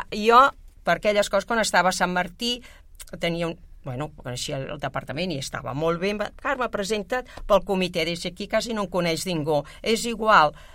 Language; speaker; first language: Catalan; native; Catalan